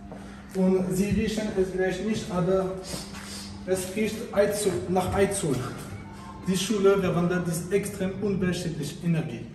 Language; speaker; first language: German; non-native, learner; French